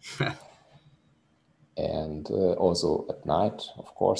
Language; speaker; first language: English; non-native, fluent; Hungarian